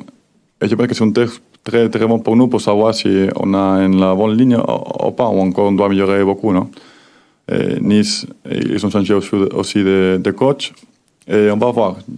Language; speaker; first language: French; non-native, learner; Spanish